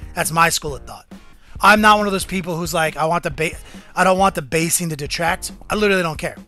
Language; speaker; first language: English; native; English